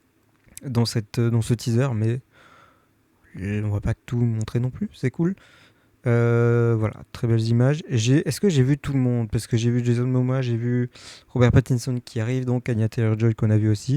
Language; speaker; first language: French; native; French